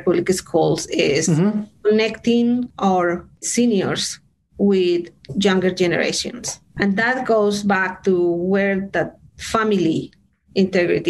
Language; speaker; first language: English; non-native, fluent; Spanish